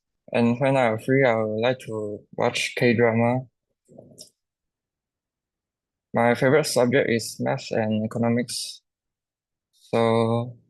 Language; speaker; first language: English; non-native, local second language; Chinese